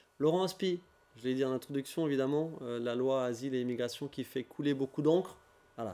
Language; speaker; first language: French; native; French